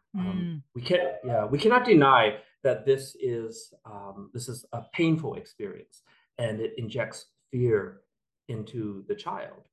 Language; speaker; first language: English; native; English